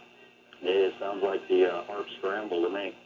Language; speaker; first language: English; native; English